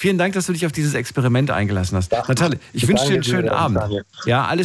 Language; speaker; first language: German; native; German